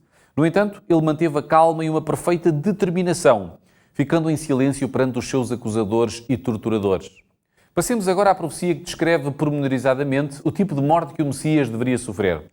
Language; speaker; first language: Portuguese; native; Portuguese